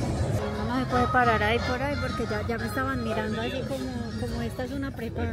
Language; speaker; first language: Spanish; native; Spanish